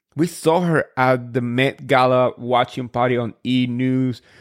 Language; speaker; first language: English; non-native, fluent; Spanish